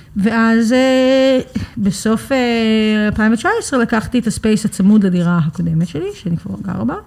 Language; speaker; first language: Hebrew; early bilingual, other home language; English